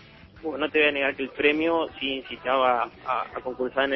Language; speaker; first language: Spanish; native; Spanish